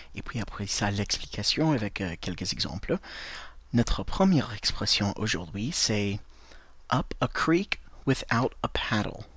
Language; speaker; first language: French; non-native, fluent; English